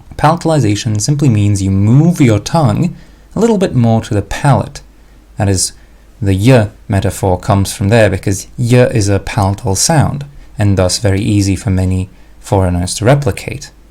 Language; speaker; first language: English; non-native, fluent; Slovak